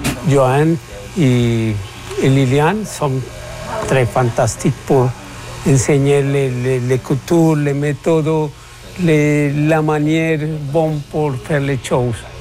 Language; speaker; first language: French; non-native, learner; Spanish